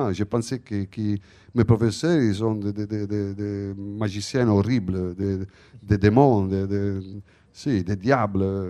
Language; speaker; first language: French; non-native, fluent; Italian